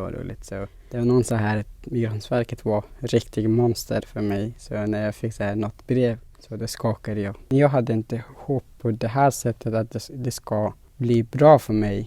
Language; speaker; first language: Swedish; non-native, fluent; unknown